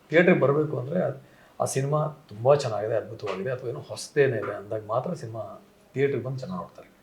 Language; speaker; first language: Kannada; native; Kannada